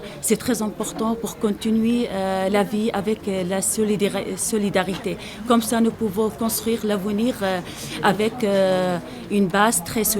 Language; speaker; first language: French; non-native, learner; Aramaic